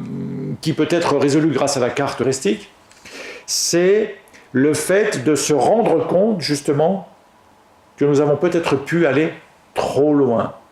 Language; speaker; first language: French; native; French